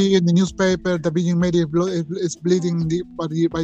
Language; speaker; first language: English; non-native, learner; Spanish